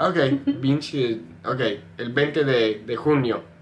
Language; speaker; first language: Spanish; non-native, fluent; English